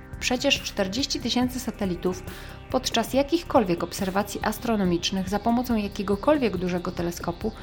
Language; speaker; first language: Polish; native; Polish